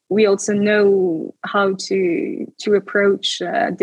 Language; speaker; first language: English; non-native, fluent; Luxembourgish